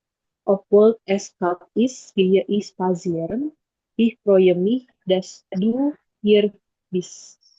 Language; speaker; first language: German; non-native, learner; Indonesian